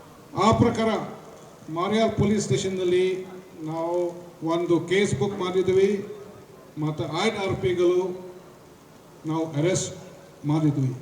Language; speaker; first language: Kannada; non-native, fluent; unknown